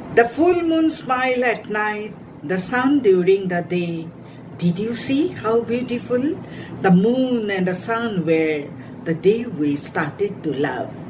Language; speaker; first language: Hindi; non-native, local second language; Assamese